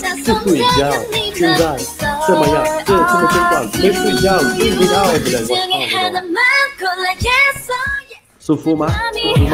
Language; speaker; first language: Chinese; non-native, learner; Russian